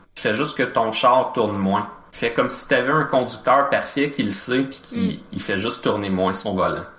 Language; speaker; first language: French; native; French